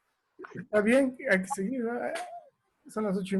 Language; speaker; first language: Spanish; native; Spanish